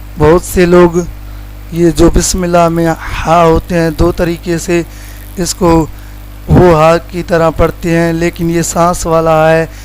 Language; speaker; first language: Urdu; non-native, local second language; Sindhi